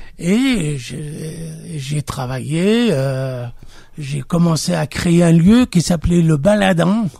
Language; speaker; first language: French; non-native, local second language; Kabyle